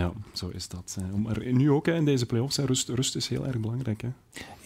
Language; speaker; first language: Dutch; native; Dutch